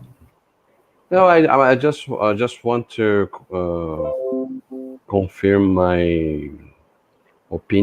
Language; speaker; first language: English; non-native, fluent; Portuguese